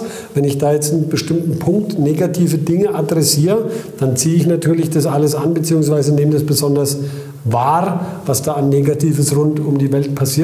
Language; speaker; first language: German; native; German